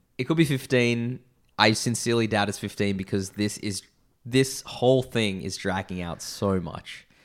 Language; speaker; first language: English; native; English